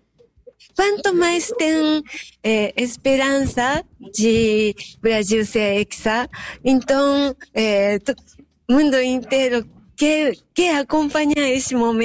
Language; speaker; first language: Portuguese; non-native, fluent; Japanese